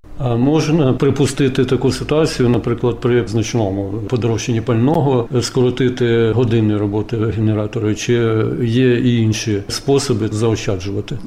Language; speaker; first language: Ukrainian; native; Ukrainian